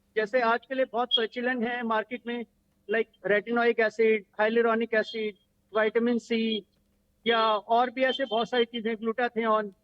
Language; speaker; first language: Hindi; native; Hindi